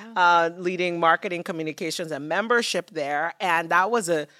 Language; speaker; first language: English; non-native, local second language; Yoruba